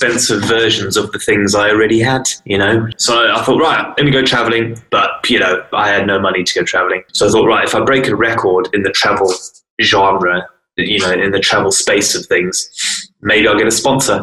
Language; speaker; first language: English; native; English